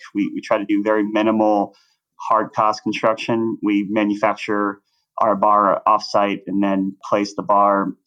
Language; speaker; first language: English; native; English